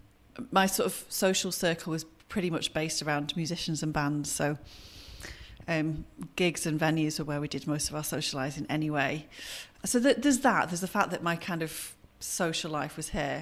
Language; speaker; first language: English; native; English